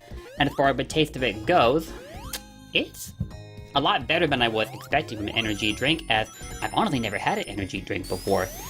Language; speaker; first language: English; native; English